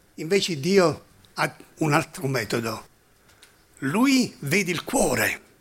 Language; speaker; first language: Italian; non-native, fluent; German